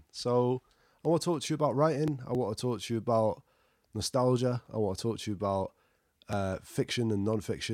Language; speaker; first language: English; native; English